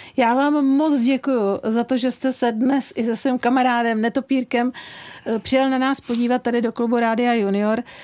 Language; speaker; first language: Czech; native; Czech